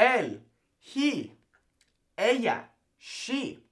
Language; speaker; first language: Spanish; non-native, fluent; English